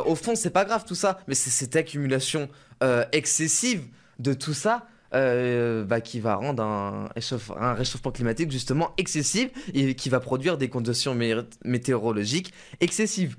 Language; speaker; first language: French; native; French